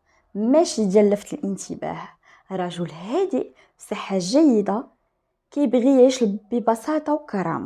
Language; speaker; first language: Arabic; native; Arabic